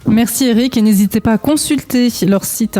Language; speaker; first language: French; native; French